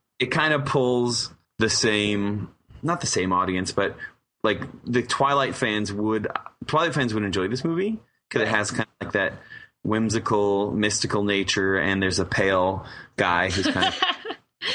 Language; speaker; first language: English; native; English